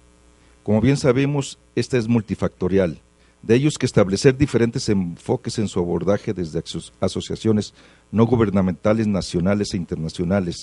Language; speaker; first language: Spanish; native; Spanish